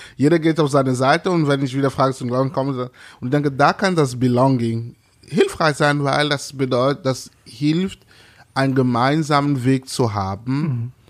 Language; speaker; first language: German; non-native, fluent; French